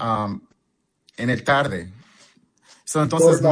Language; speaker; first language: Spanish; early bilingual, heritage; English